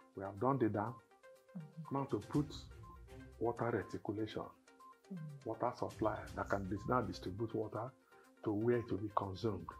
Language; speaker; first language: English; non-native, local second language; Igbo